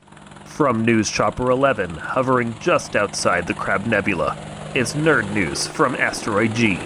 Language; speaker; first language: English; native; English